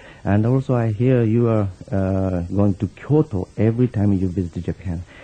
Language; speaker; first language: English; non-native, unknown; Japanese